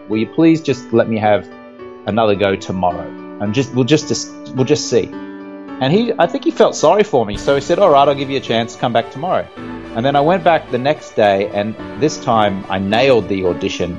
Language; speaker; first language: English; native; English